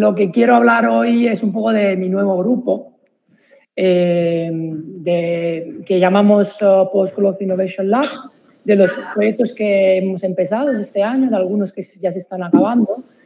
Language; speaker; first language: Spanish; non-native, fluent; Italian